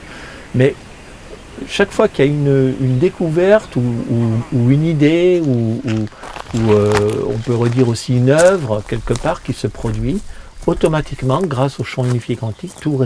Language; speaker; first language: French; native; French